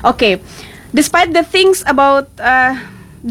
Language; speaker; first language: English; non-native, fluent; Indonesian